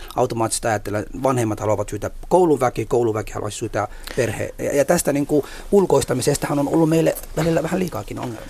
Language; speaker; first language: Finnish; non-native, fluent; Somali